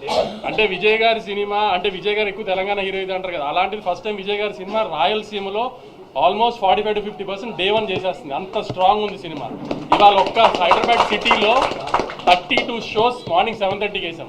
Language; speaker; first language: Telugu; native; Telugu